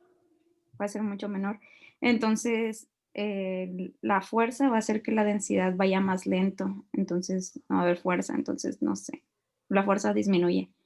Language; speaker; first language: Spanish; native; Spanish